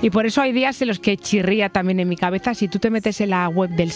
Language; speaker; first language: Spanish; native; Spanish